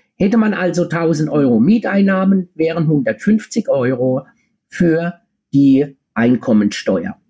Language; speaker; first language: German; native; German